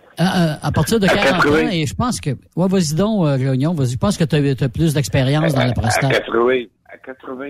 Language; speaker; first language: French; native; French